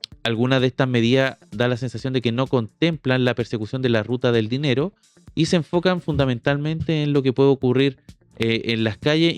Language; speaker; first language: Spanish; native; Spanish